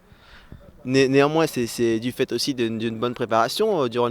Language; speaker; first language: French; native; French